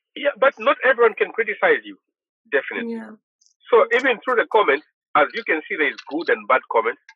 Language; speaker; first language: English; non-native, local second language; Bemba